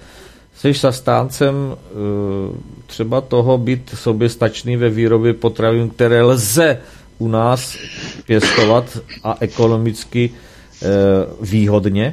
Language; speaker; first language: Czech; native; Czech